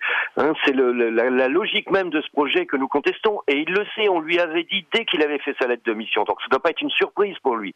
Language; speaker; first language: French; native; French